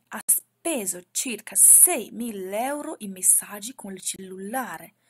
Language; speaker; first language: Italian; non-native, fluent; Chinese